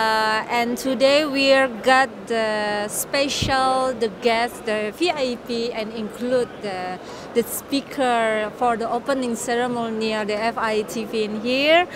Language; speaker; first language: English; non-native, learner; Indonesian